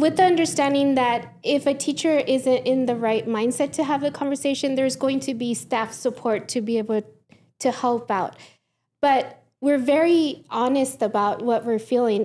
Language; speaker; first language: English; early bilingual, other home language; Spanish